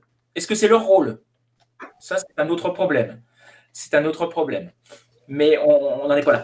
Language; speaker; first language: French; native; French